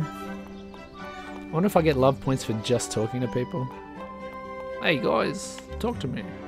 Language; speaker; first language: English; native; English